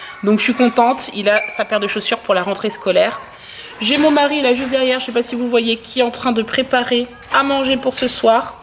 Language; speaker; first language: French; native; French